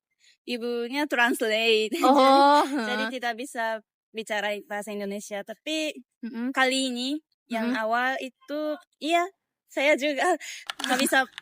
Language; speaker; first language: Indonesian; non-native, learner; Japanese